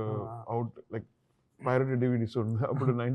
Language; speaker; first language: Telugu; non-native, learner; Tamil